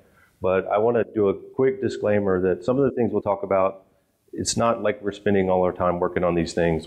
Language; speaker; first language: English; native; English